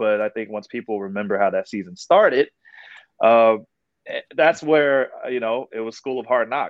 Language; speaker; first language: English; native; English